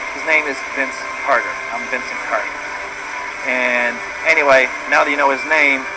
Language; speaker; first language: English; native; English